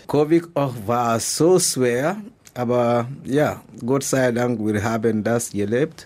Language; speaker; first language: German; non-native, learner; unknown